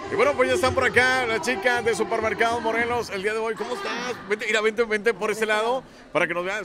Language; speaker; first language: Spanish; native; Spanish